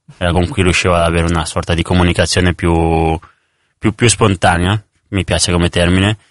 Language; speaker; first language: Italian; early bilingual, other home language; Spanish